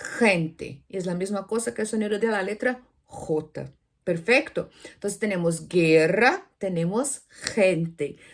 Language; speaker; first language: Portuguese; native; Portuguese